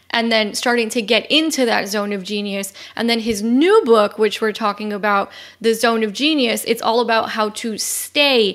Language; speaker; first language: English; native; English